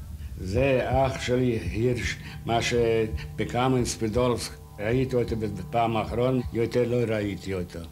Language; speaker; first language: Hebrew; non-native, fluent; Yiddish